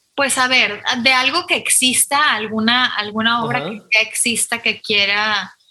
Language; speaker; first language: Spanish; native; Spanish